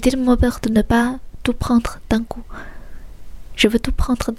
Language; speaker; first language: French; non-native, fluent; Chinese